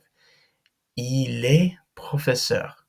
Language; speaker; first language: French; non-native, fluent; English